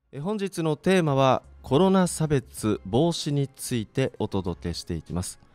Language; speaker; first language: Japanese; native; Japanese